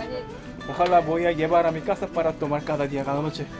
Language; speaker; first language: Spanish; non-native, learner; Korean